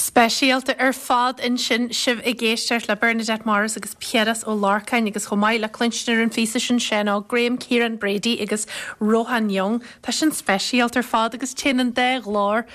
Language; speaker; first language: Irish; native; Irish